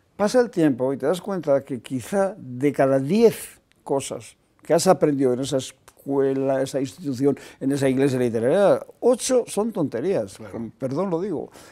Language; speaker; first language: Spanish; non-native, local second language; Basque